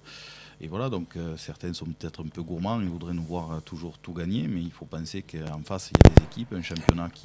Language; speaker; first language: French; native; French